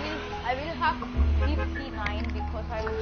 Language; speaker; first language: English; non-native, learner; Greek